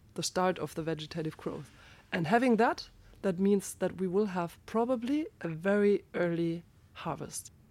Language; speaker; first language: English; non-native, fluent; German